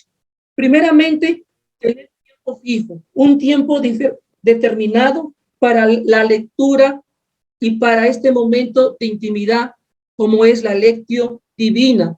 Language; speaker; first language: Spanish; native; Spanish